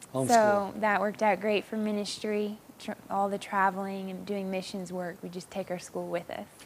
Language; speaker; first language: English; native; English